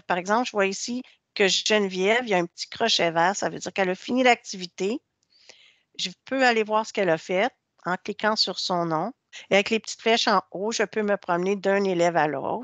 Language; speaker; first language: French; native; French